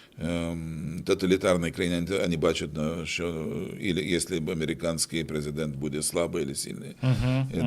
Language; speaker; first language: Ukrainian; non-native, local second language; Russian